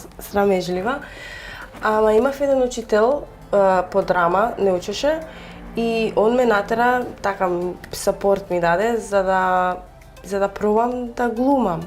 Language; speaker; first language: Macedonian; early bilingual, heritage; Macedonian